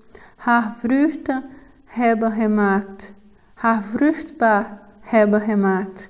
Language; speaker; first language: Dutch; non-native, fluent; Portuguese